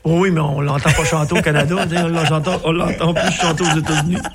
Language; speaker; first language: French; native; French